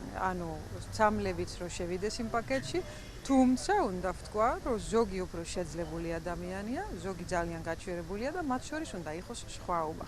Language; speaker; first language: Georgian; non-native, fluent; Dutch